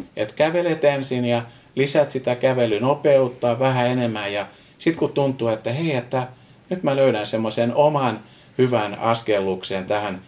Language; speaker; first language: Finnish; non-native, fluent; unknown